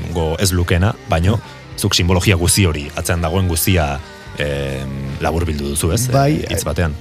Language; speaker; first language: Basque; native; Basque